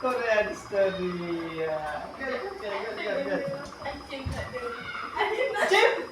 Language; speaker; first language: English; non-native, learner; Indonesian